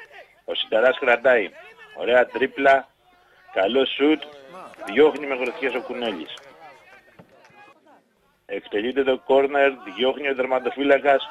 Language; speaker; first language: Greek; native; Greek